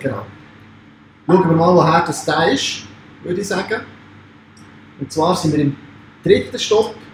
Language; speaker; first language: German; native; German